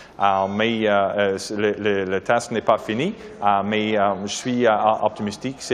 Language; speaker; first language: French; non-native, learner; English